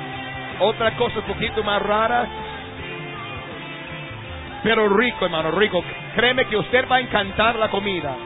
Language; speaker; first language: Spanish; non-native, fluent; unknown